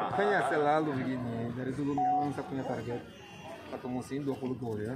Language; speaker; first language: Indonesian; non-native, fluent; Portuguese